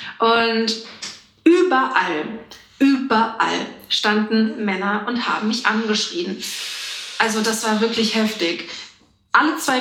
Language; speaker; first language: German; native; German